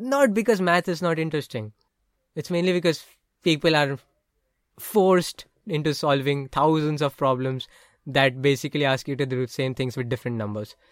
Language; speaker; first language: English; non-native, local second language; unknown